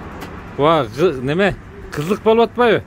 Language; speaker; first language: Turkish; non-native, learner; Kyrgyz